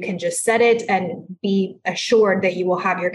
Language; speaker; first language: English; early bilingual, other home language; Spanish